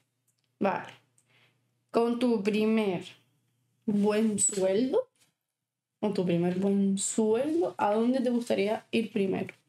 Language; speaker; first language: Spanish; native; Spanish